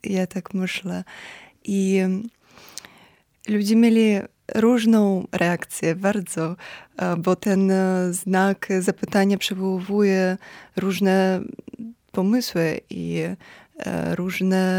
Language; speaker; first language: Polish; non-native, fluent; Ukrainian